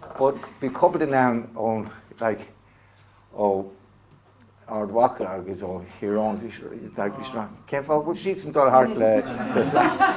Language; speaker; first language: Irish; non-native, local second language; English